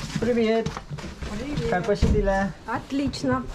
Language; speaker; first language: Russian; non-native, learner; Turkish